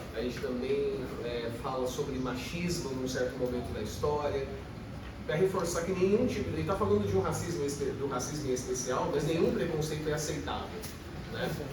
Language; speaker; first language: Portuguese; native; Portuguese